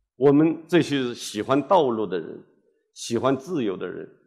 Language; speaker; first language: Chinese; native; Chinese